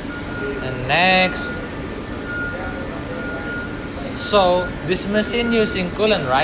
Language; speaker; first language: English; non-native, learner; Indonesian